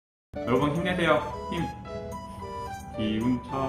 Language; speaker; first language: Korean; native; Korean